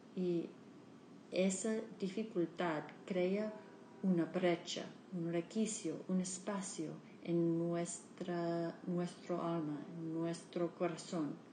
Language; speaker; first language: Spanish; non-native, learner; English